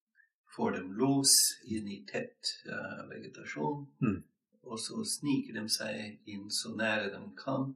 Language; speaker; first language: Norwegian; non-native, fluent; English